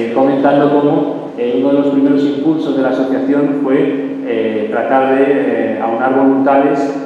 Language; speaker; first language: Spanish; native; Spanish